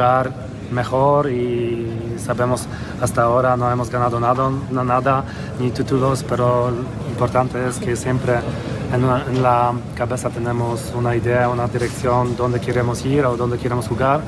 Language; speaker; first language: Spanish; non-native, fluent; Polish